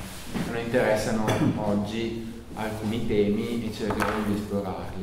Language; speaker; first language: Italian; native; Italian